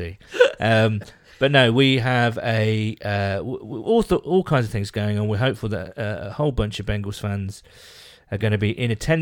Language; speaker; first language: English; native; English